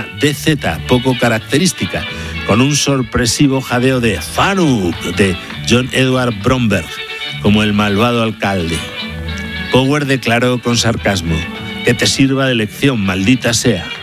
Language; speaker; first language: Spanish; native; Spanish